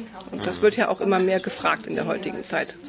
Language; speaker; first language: German; native; German